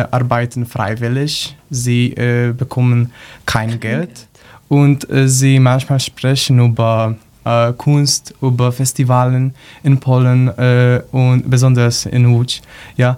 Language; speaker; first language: German; non-native, learner; Polish